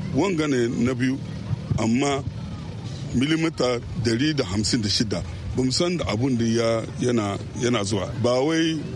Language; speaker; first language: Hausa; native; Hausa